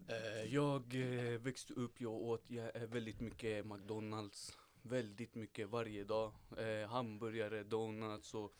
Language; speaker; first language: Swedish; early bilingual, other home language; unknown